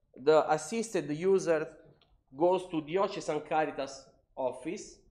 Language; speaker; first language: English; non-native, learner; Italian